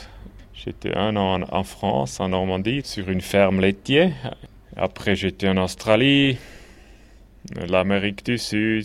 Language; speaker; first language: French; non-native, local second language; German